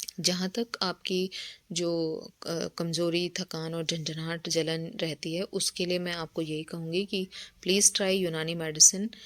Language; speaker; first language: Hindi; native; Hindi